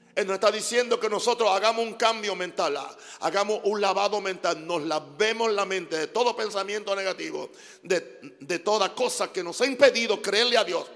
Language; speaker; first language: Spanish; non-native, fluent; English